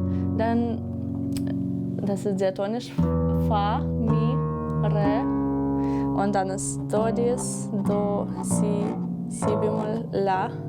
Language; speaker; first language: German; non-native, learner; Ukrainian